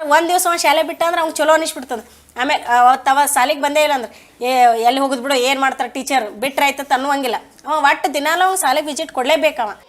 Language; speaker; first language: Kannada; native; Kannada